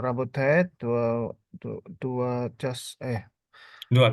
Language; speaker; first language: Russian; non-native, learner; Indonesian